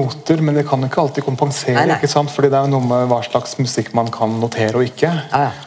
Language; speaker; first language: Norwegian; native; Norwegian